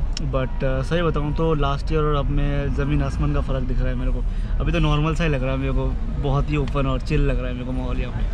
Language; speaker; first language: Hindi; native; Hindi